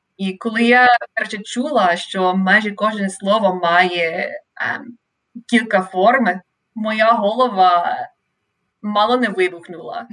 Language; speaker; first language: Ukrainian; non-native, fluent; English